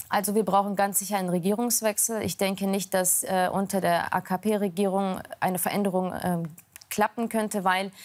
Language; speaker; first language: German; native; German